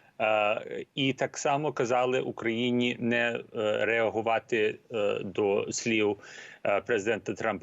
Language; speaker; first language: Ukrainian; early bilingual, heritage; Ukrainian